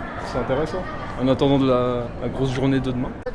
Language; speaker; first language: French; native; French